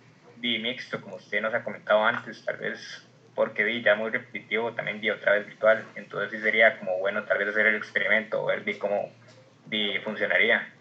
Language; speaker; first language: Spanish; native; Spanish